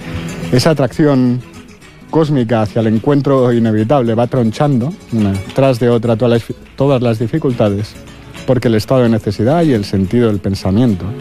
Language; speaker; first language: Spanish; native; Spanish